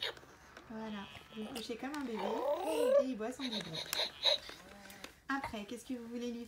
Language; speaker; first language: French; native; French